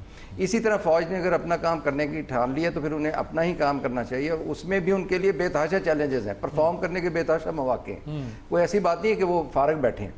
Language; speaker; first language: Urdu; native; Urdu